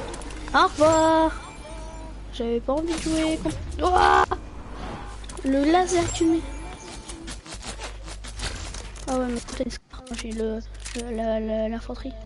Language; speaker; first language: French; native; French